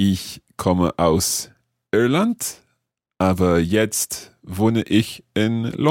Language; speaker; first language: German; non-native, learner; English